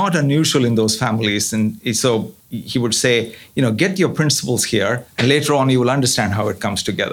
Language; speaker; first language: English; non-native, local second language; Tamil